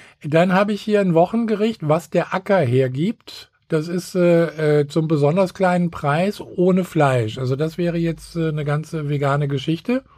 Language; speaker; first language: German; native; German